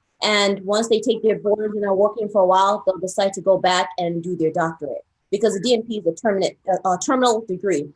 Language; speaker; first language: English; early bilingual, other home language; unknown